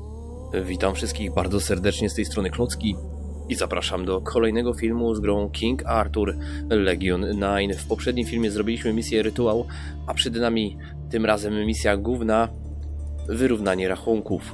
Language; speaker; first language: Polish; native; Polish